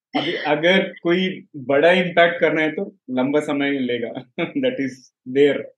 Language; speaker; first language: Hindi; non-native, local second language; Telugu